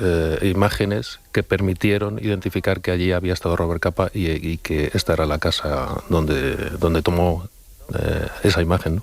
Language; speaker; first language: Spanish; native; Spanish